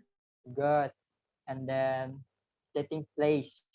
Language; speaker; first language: English; non-native, learner; Indonesian